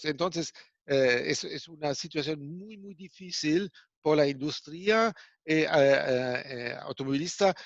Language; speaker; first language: Spanish; non-native, fluent; German